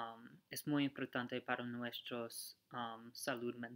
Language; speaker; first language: Spanish; non-native, learner; English